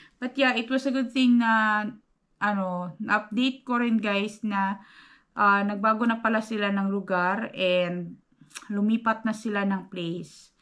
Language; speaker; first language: Filipino; native; Filipino